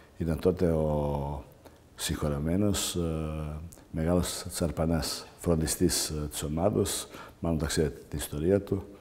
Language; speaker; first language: Greek; non-native, fluent; Serbian